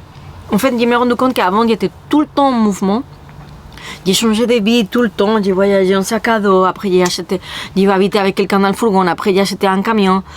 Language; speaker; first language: French; non-native, fluent; Spanish